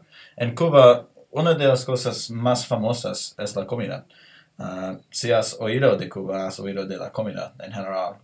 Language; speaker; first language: Spanish; non-native, learner; English